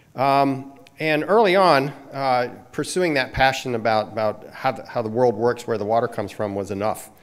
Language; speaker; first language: English; native; English